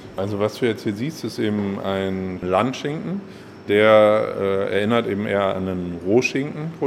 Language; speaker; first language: German; native; German